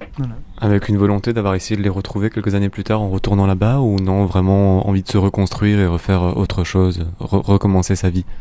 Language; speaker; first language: French; native; French